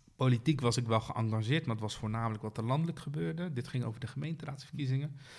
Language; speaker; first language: Dutch; early bilingual, other home language; Arabic